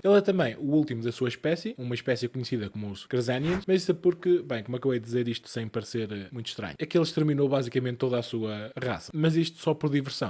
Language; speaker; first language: Portuguese; native; Portuguese